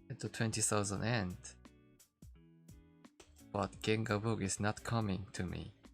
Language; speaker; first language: English; non-native, learner; Korean